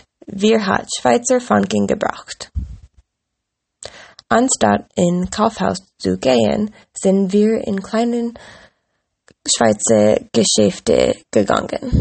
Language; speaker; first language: German; non-native, learner; English